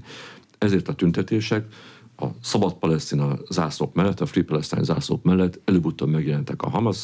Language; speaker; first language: Hungarian; native; Hungarian